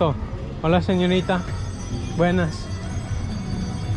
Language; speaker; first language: Spanish; non-native, learner; English